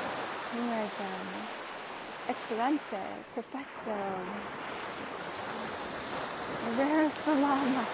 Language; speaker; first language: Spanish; non-native, learner; English